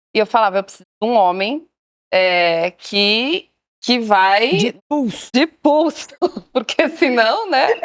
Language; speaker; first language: Portuguese; native; Portuguese